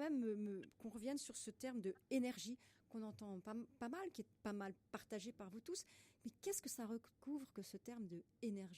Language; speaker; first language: French; native; French